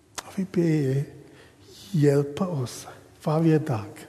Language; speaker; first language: Swedish; non-native, fluent; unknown